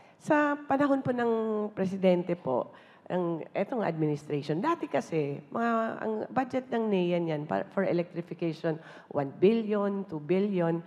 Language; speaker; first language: Filipino; non-native, local second language; Hiligaynon